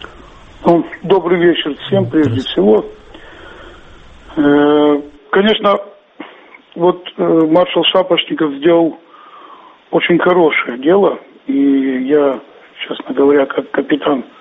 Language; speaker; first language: Russian; native; Russian